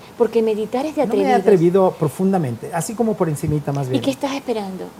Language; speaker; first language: Spanish; native; Spanish